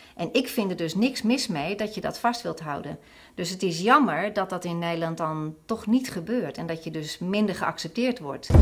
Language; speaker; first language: Dutch; native; Dutch